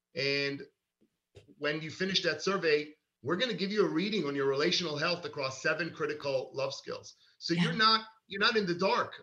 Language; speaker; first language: English; early bilingual, other home language; Hebrew